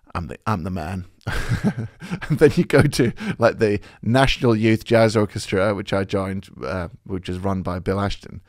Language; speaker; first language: English; native; English